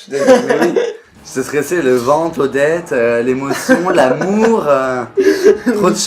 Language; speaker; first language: French; native; French